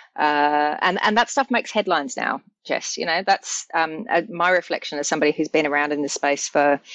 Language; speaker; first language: English; native; English